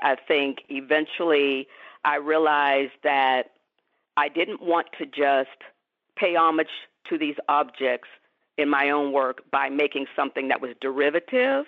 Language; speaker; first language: English; native; English